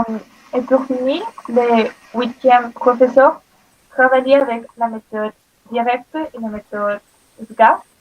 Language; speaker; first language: French; non-native, learner; Spanish